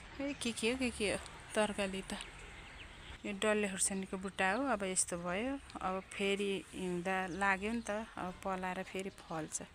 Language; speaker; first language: Nepali; native; Nepali